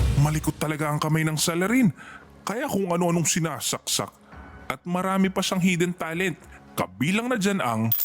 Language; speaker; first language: Filipino; native; Filipino